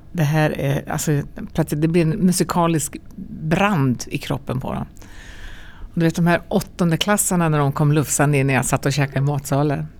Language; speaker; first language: Swedish; native; Swedish